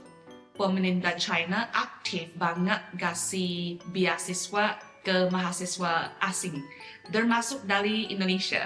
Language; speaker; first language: Indonesian; non-native, fluent; Chinese